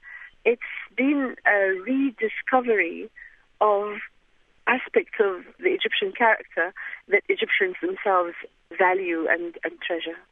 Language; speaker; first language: English; non-native, fluent; Arabic